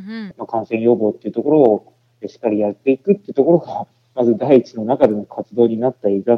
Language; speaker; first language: Japanese; native; Japanese